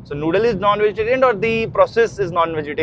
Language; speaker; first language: English; non-native, local second language; Hindi